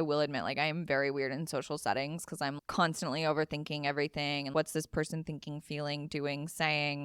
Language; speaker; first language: English; native; English